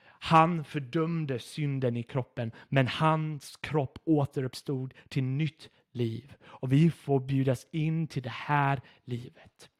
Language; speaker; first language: Swedish; non-native, fluent; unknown